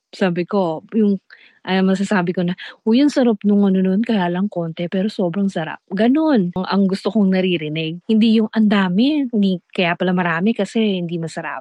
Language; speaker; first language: Filipino; non-native, local second language; Pampanga